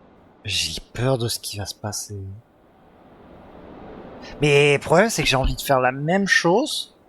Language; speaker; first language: French; native; French